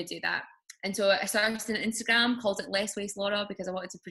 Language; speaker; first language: English; native; English